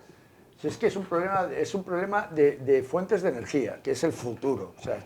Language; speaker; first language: Spanish; native; Spanish